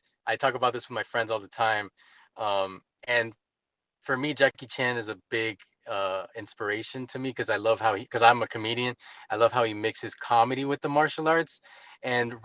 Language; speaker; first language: English; native; English